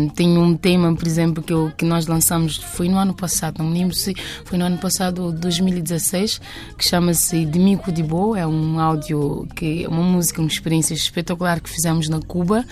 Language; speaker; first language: Portuguese; non-native, local second language; Kabuverdianu